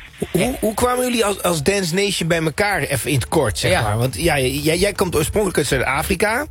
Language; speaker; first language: Dutch; native; Dutch